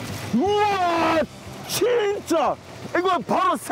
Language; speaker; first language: Korean; non-native, fluent; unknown